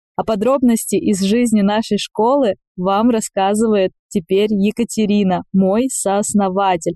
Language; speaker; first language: Russian; native; Russian